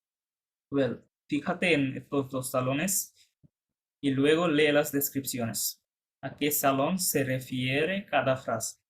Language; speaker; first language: Spanish; non-native, fluent; Bangla